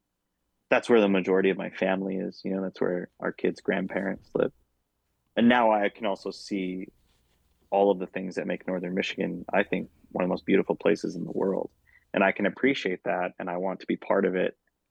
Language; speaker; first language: English; native; English